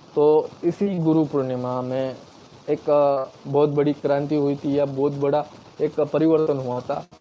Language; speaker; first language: Hindi; non-native, local second language; Marathi